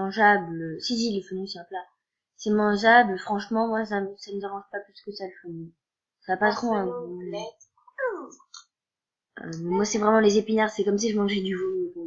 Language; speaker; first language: French; native; French